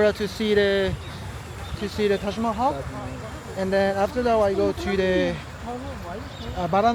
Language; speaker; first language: English; non-native, learner; Korean